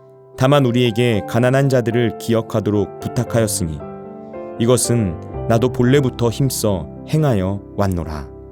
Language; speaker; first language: Korean; native; Korean